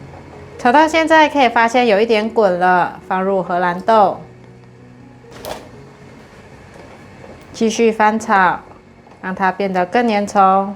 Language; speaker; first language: Chinese; native; Chinese